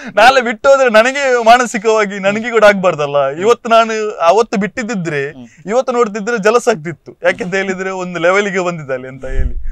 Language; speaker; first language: Kannada; non-native, local second language; Badaga